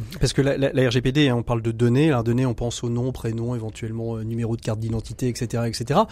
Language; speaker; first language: French; native; French